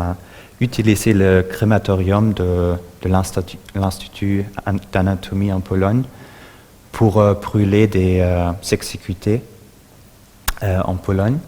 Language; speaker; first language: French; non-native, fluent; German